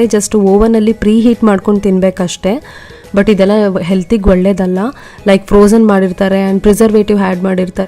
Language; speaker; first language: Kannada; native; Kannada